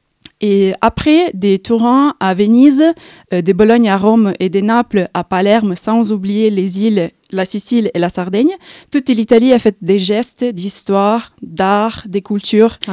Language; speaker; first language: French; non-native, fluent; Italian